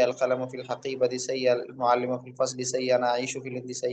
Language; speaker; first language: Arabic; non-native, fluent; Urdu